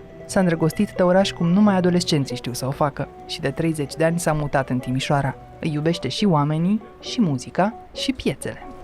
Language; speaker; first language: Romanian; native; Romanian